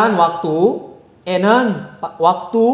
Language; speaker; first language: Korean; non-native, fluent; Indonesian